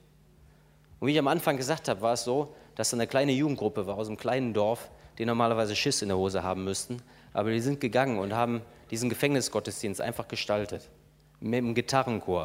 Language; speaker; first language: German; native; German